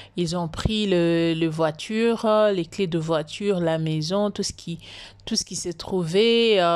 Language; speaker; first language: French; non-native, local second language; Lingala